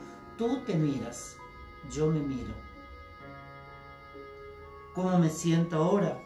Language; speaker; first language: Spanish; native; Spanish